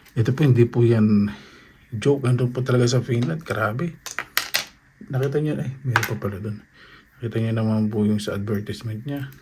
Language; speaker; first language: Filipino; native; Filipino